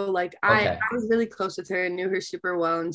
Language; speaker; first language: English; native; English